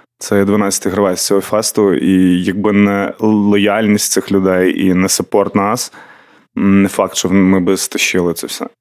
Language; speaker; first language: Ukrainian; native; Ukrainian